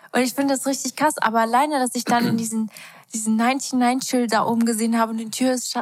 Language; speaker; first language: German; early bilingual, other home language; Portuguese